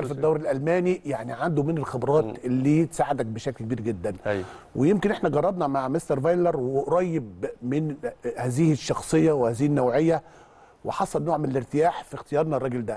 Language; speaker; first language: Arabic; native; Arabic